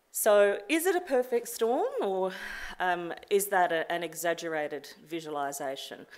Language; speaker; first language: English; native; English